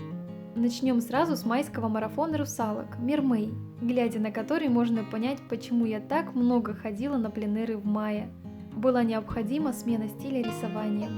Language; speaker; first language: Russian; native; Russian